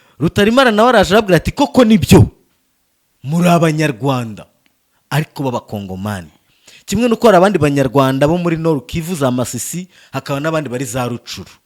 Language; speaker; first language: Kinyarwanda; native; Kinyarwanda